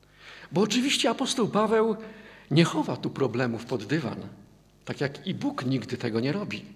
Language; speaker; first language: Polish; native; Polish